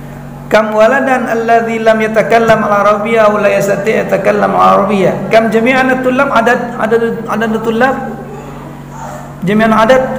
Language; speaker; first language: Arabic; non-native, fluent; Indonesian